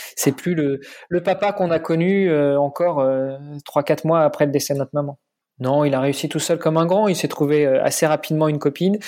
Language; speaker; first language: French; native; French